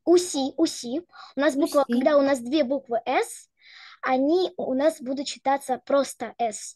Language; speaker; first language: Russian; native; Russian